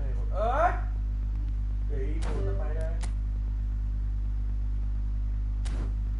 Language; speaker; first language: Vietnamese; native; Vietnamese